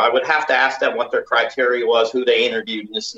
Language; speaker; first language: English; native; English